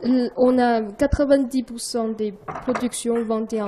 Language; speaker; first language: French; non-native, learner; Chinese